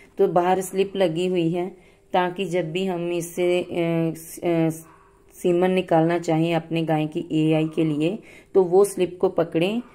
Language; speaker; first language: Hindi; non-native, local second language; Punjabi